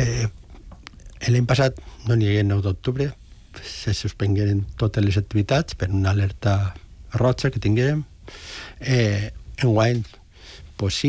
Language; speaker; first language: Catalan; early bilingual, other home language; Spanish